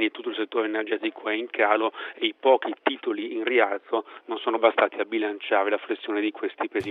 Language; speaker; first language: Italian; native; Italian